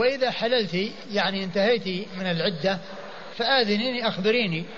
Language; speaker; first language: Arabic; native; Arabic